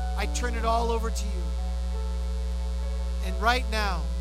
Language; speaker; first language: English; native; English